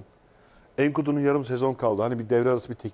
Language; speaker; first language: Turkish; native; Turkish